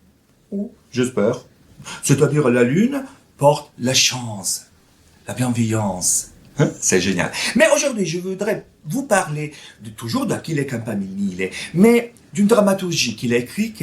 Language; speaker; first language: French; non-native, fluent; Italian